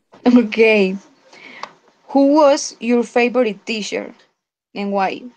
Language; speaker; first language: English; non-native, fluent; Spanish